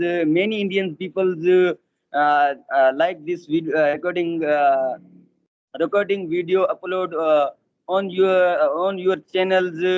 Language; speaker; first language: English; non-native, learner; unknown